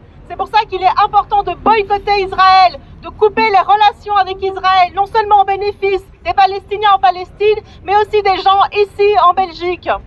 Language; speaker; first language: French; native; French